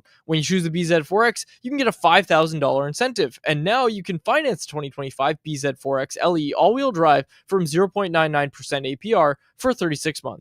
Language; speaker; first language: English; native; English